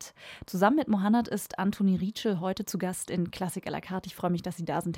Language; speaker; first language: German; native; German